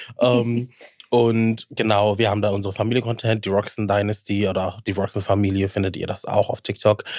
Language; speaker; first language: German; native; German